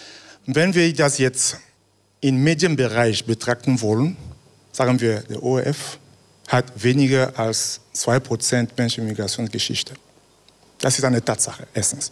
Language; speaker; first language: German; non-native, fluent; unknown